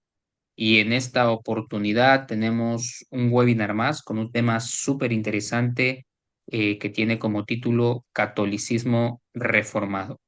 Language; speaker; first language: Spanish; native; Spanish